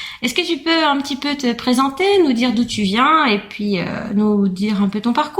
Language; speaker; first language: French; native; French